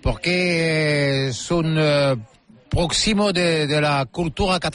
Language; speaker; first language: Catalan; non-native, learner; French